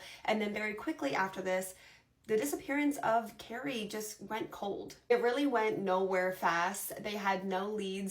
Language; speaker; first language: English; native; English